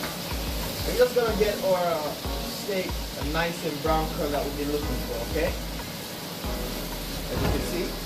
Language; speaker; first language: English; native; English